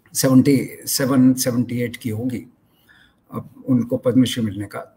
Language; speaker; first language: Hindi; native; Hindi